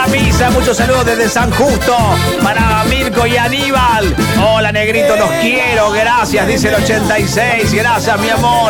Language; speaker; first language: Spanish; native; Spanish